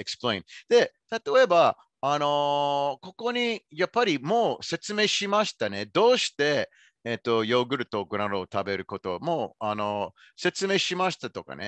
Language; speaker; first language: Japanese; non-native, fluent; English